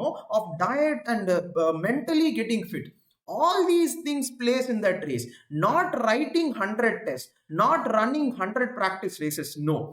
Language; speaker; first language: English; non-native, local second language; Tamil